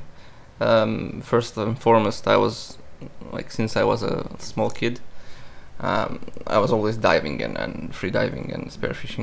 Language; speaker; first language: English; non-native, fluent; Croatian